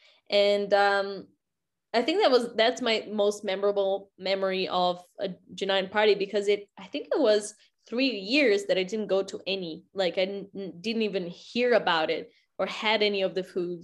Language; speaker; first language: English; non-native, fluent; Portuguese